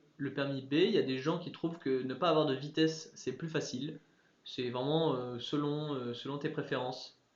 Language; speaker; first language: French; early bilingual, other home language; English